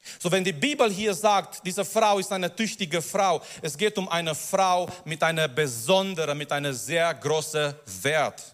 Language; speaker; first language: German; non-native, fluent; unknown